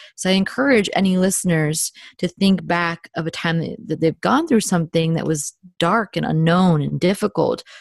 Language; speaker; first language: English; native; English